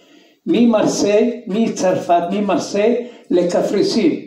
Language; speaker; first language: Hebrew; early bilingual, other home language; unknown